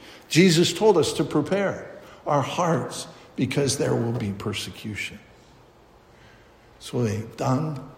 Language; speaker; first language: English; native; English